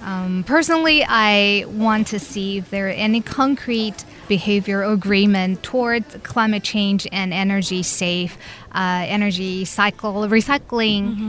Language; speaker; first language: English; non-native, fluent; Chinese